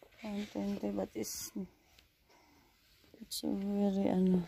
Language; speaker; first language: English; non-native, learner; Filipino